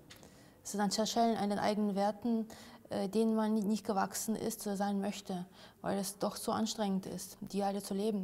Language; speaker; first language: German; non-native, fluent; Russian